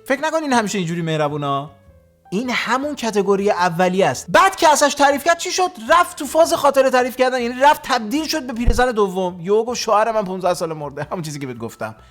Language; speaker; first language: Persian; early bilingual, heritage; Persian